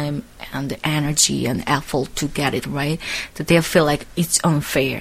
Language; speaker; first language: English; non-native, learner; Korean